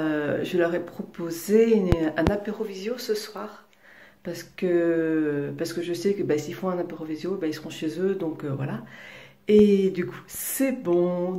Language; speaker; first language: French; native; French